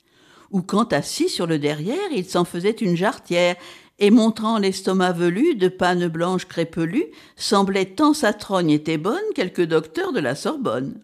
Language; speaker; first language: French; native; French